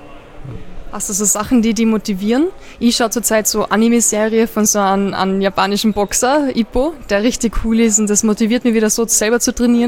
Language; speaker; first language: German; native; German